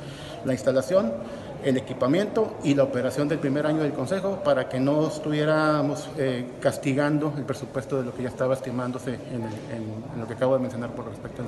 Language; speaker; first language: Spanish; native; Spanish